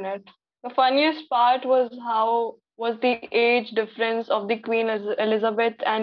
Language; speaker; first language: English; non-native, local second language; Hindi